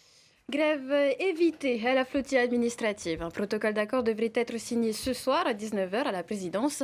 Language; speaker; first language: French; native; French